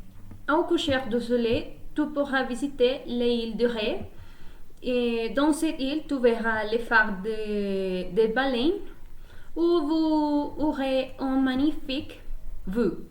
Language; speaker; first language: French; non-native, learner; Spanish